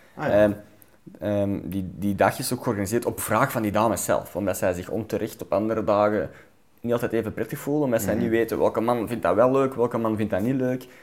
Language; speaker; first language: Dutch; native; Dutch